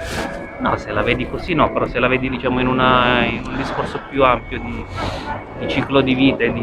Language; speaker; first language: Italian; native; Italian